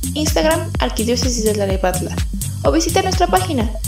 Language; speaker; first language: Spanish; native; Spanish